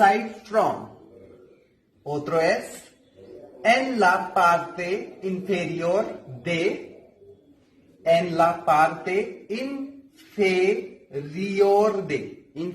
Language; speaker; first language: Spanish; non-native, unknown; Hindi